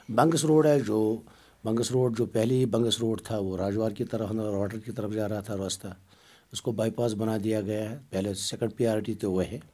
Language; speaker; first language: Hindi; non-native, local second language; Kashmiri